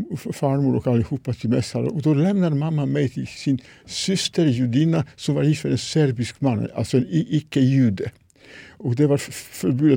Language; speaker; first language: Swedish; non-native, fluent; Serbian